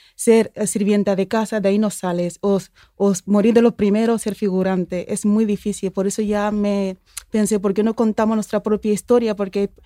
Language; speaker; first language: Spanish; early bilingual, other home language; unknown